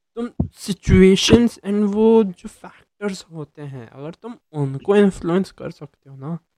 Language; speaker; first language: Hindi; native; Hindi